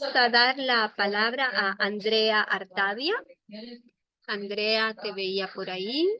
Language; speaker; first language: Spanish; native; Spanish